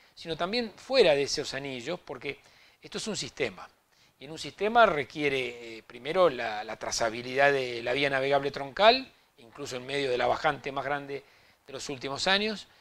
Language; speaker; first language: Spanish; native; Spanish